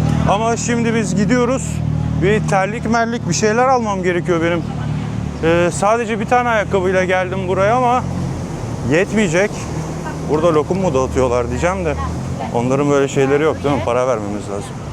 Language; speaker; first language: Turkish; native; Turkish